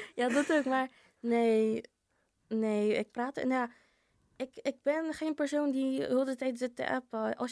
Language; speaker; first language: Dutch; early bilingual, other home language; Polish